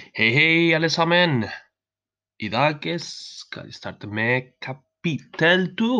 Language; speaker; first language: Norwegian; non-native, learner; Spanish